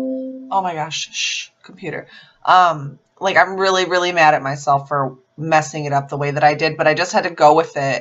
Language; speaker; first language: English; native; English